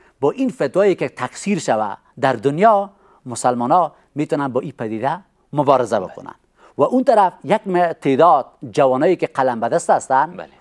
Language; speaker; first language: Persian; native; Persian